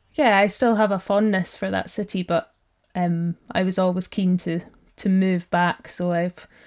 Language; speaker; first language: English; native; English